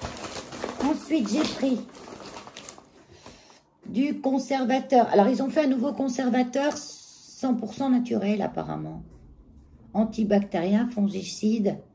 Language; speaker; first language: French; native; French